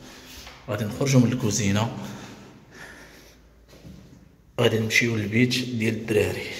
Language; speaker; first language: Arabic; native; Arabic